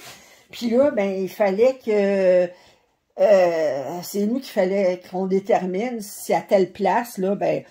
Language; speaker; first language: French; native; French